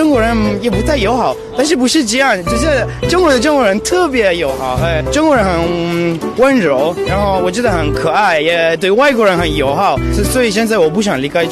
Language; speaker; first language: Chinese; non-native, fluent; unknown